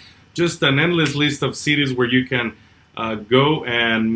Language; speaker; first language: English; non-native, fluent; Spanish